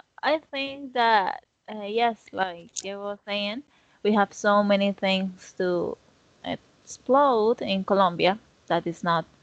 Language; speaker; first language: English; non-native, learner; Spanish